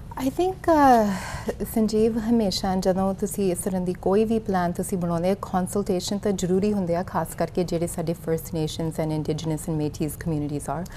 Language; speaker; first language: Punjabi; early bilingual, heritage; Punjabi